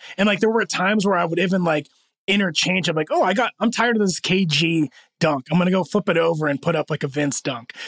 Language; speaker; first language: English; early bilingual, other home language; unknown